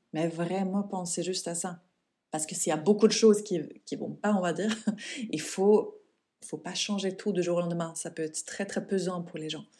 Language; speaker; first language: French; non-native, fluent; Swedish